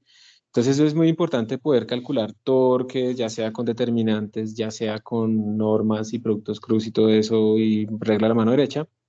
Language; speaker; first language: Spanish; native; Spanish